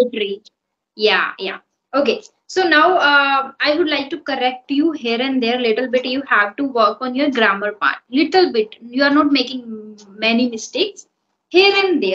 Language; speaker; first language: English; non-native, fluent; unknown